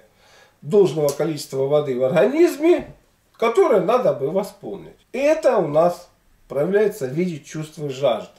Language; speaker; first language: Russian; native; Russian